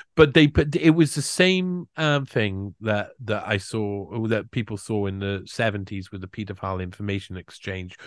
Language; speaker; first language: English; native; English